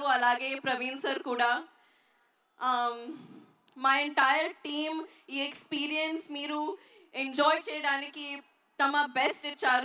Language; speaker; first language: Telugu; non-native, learner; Hindi